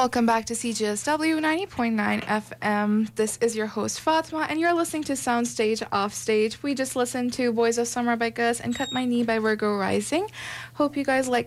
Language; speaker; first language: English; non-native, local second language; Urdu